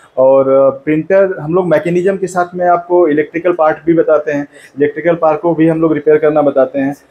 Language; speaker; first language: Hindi; native; Hindi